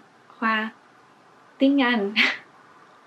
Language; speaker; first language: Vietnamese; early bilingual, heritage; English